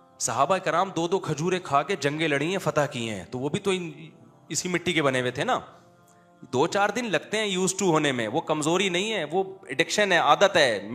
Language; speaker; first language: Urdu; native; Urdu